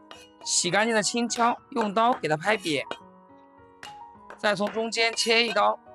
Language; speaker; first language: Chinese; native; Chinese